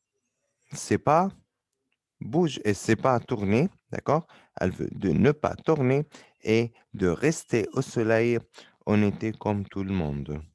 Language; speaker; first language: French; non-native, fluent; Arabic